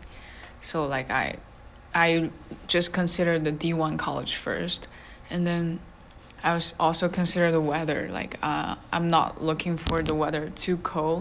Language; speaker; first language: English; non-native, fluent; Chinese